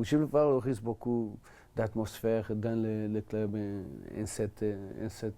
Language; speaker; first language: French; non-native, learner; Portuguese